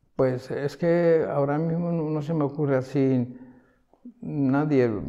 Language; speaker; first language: Spanish; native; Spanish